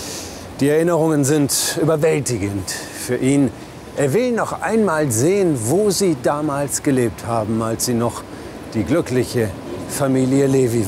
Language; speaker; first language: German; native; German